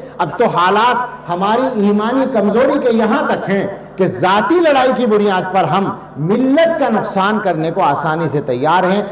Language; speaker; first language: Urdu; native; Urdu